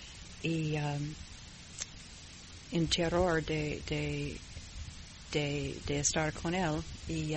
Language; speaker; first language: Spanish; non-native, fluent; English